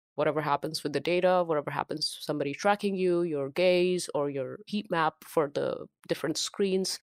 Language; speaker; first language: English; non-native, local second language; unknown